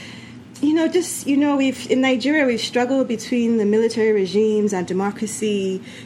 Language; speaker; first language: English; non-native, local second language; Yoruba